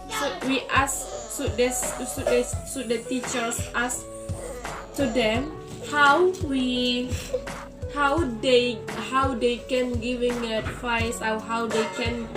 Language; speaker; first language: English; non-native, learner; Indonesian